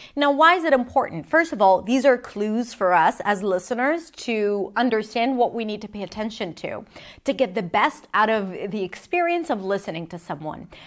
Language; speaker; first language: English; non-native, fluent; Hebrew